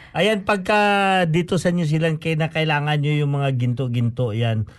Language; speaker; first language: Filipino; non-native, local second language; Cebuano